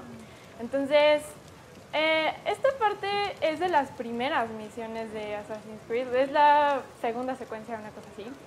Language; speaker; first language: Spanish; native; Spanish